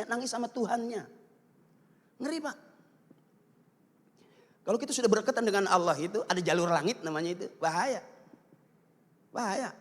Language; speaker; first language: Malay; native; Malay